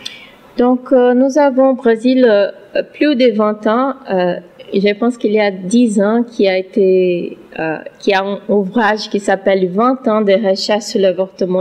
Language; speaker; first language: French; non-native, learner; Portuguese